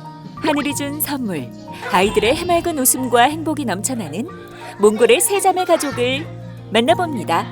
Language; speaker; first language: Korean; native; Korean